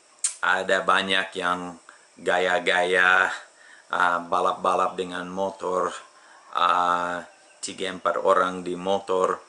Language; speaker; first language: Indonesian; non-native, fluent; English